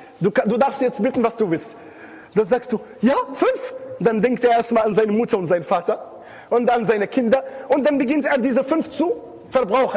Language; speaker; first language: German; non-native, fluent; Arabic